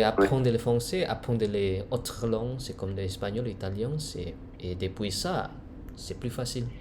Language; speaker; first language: French; non-native, fluent; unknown